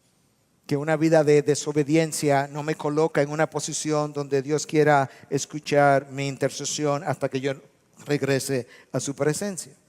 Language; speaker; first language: Spanish; native; Spanish